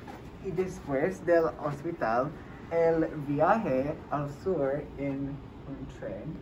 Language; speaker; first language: Spanish; non-native, learner; English